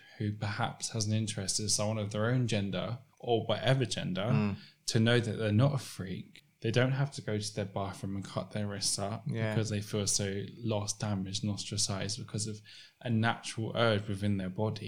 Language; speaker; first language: English; native; English